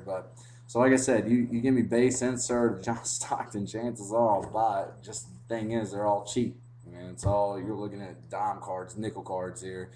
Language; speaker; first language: English; native; English